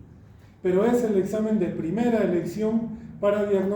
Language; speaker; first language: Spanish; native; Spanish